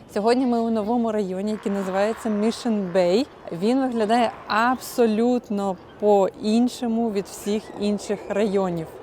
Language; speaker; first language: Ukrainian; non-native, local second language; Russian